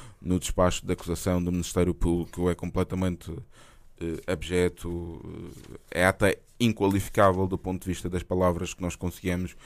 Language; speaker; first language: Portuguese; native; Portuguese